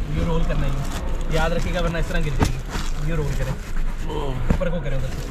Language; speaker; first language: Urdu; non-native, local second language; Punjabi